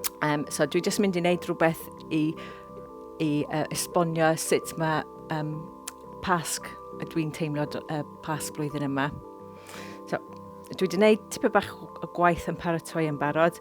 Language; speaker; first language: Welsh; non-native, local second language; English